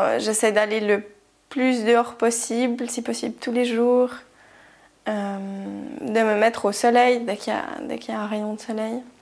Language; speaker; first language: French; native; French